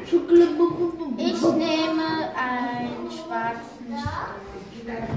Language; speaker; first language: German; early bilingual, other home language; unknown